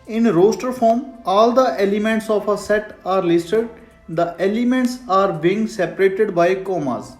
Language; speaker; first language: English; non-native, local second language; Punjabi